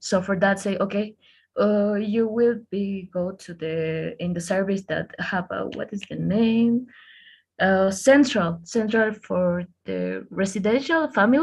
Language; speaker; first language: English; non-native, learner; Spanish